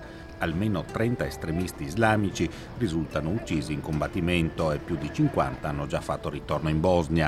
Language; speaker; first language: Italian; native; Italian